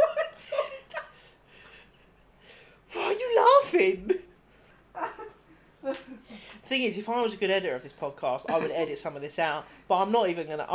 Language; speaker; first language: English; native; English